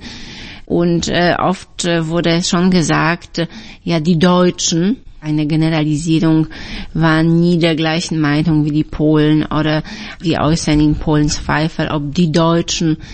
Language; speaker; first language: German; non-native, fluent; Polish